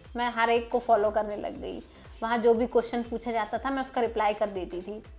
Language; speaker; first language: Hindi; native; Hindi